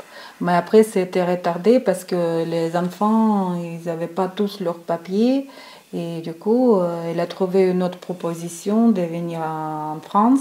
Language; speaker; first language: French; non-native, fluent; Ukrainian